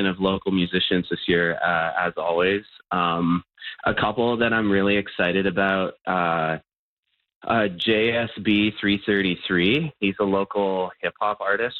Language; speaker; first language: English; native; English